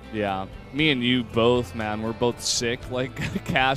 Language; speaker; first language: English; native; English